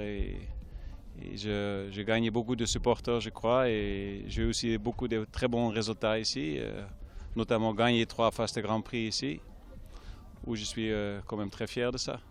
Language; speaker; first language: French; non-native, fluent; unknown